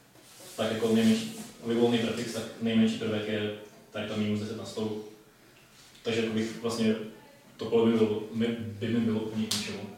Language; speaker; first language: Czech; native; Czech